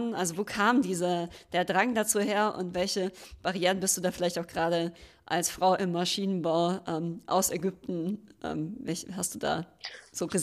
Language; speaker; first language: German; native; German